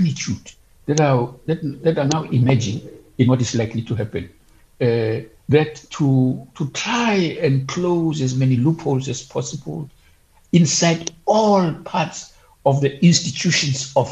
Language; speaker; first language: English; non-native, local second language; Southern Sotho